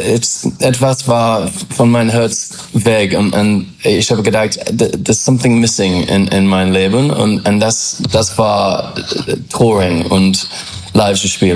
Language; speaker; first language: German; non-native, learner; English